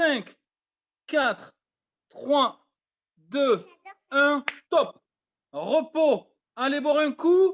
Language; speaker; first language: French; native; French